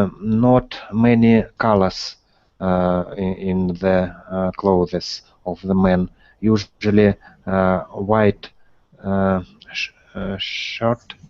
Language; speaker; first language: English; non-native, learner; Russian